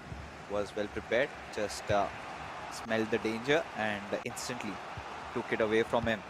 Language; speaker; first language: English; non-native, local second language; Hindi